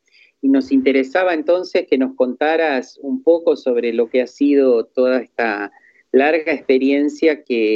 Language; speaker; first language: Spanish; native; Spanish